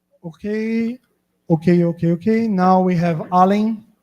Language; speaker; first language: English; non-native, fluent; Portuguese